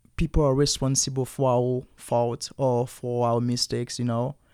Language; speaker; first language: English; non-native, fluent; Haitian Creole